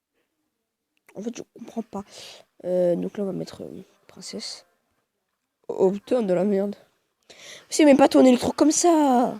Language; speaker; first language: French; native; French